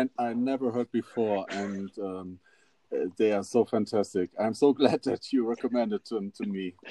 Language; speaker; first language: English; non-native, fluent; German